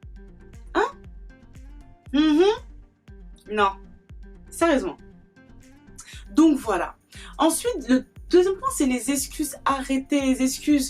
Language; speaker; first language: French; native; French